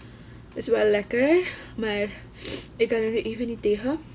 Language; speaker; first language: Dutch; non-native, local second language; Papiamento